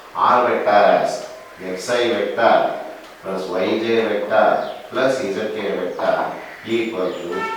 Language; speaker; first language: English; non-native, local second language; Tamil